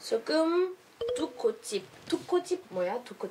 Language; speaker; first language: Korean; non-native, fluent; French